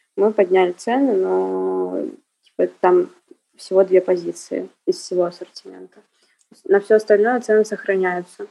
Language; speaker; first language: Russian; native; Russian